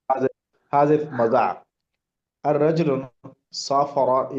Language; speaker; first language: Arabic; non-native, learner; Urdu